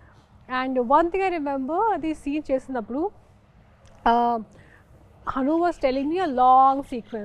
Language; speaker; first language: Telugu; non-native, local second language; Hindi